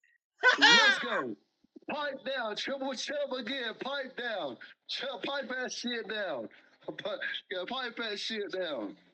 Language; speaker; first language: English; native; English